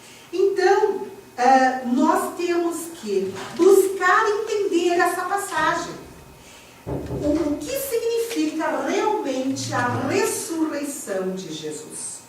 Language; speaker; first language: Portuguese; native; Portuguese